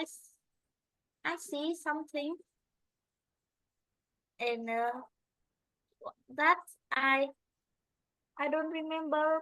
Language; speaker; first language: English; non-native, learner; Vietnamese